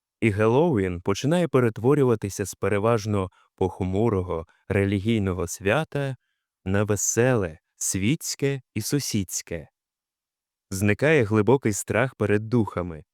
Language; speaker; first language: Ukrainian; native; Ukrainian